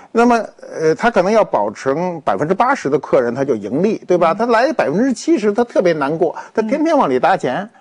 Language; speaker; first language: Chinese; native; Chinese